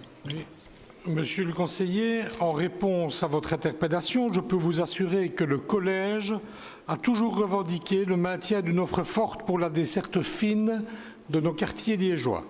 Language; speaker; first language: French; native; French